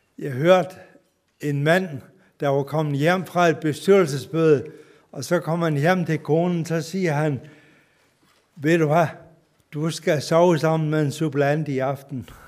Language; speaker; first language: Danish; native; Danish